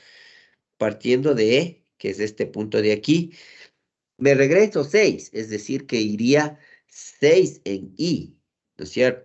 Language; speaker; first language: Spanish; native; Spanish